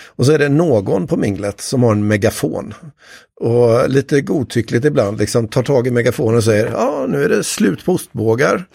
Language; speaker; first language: Swedish; native; Swedish